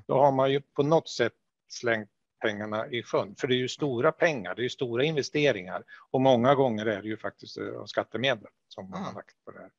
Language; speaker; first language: Swedish; native; Swedish